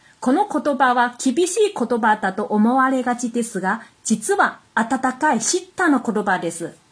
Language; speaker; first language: Japanese; non-native, fluent; Chinese